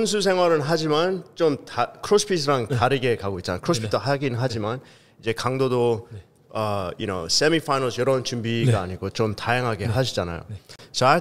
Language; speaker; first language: Korean; early bilingual, heritage; Korean